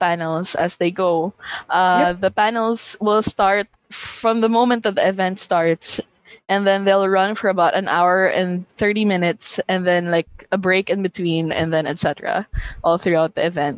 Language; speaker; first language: English; non-native, local second language; Hiligaynon